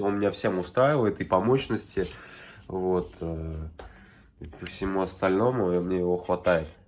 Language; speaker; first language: Russian; native; Russian